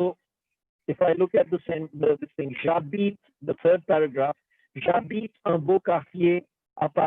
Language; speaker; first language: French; non-native, fluent; Hindi